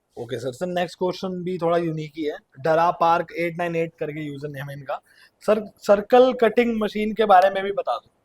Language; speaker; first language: Hindi; native; Hindi